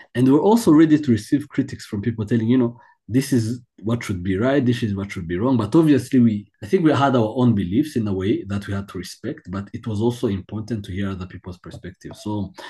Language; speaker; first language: English; non-native, local second language; Kinyarwanda